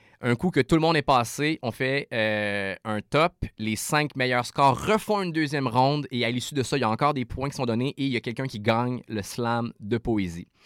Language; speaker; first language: French; native; French